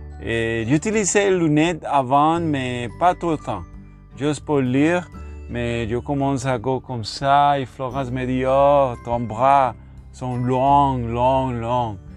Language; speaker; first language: French; non-native, learner; Spanish